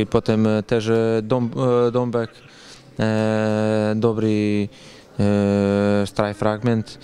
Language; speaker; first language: Polish; non-native, learner; Serbian